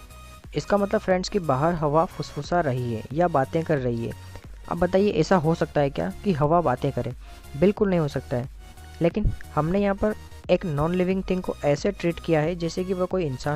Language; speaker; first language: Hindi; native; Hindi